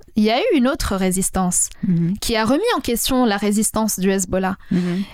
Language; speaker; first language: French; non-native, local second language; Arabic